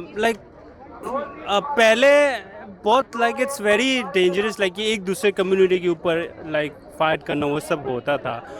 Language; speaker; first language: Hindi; non-native, local second language; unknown